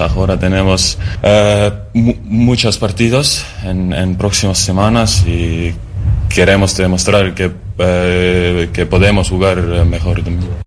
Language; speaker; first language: Spanish; non-native, learner; Estonian